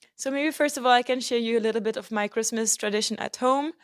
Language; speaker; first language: English; non-native, fluent; Dutch